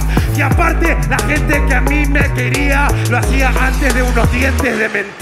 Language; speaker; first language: Spanish; native; Spanish